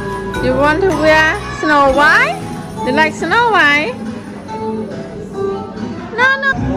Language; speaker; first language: English; non-native, learner; Khmer